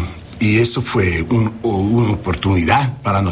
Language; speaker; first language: Spanish; early bilingual, heritage; English